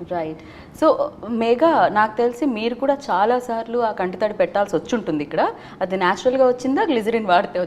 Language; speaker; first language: Telugu; native; Telugu